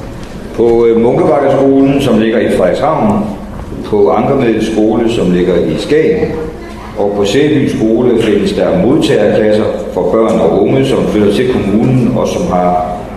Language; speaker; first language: Danish; native; Danish